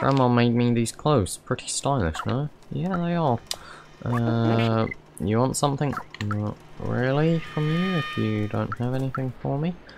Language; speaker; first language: English; native; English